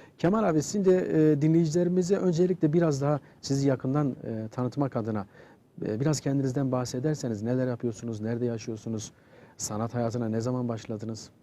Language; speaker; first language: Turkish; native; Turkish